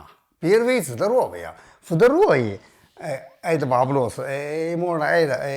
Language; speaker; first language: Russian; non-native, learner; Chinese